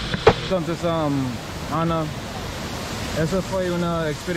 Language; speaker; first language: Spanish; non-native, learner; English